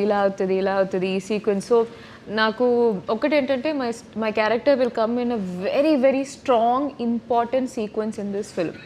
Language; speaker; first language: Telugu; non-native, learner; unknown